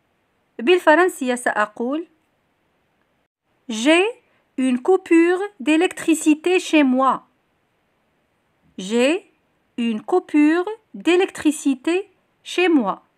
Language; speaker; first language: French; non-native, local second language; Arabic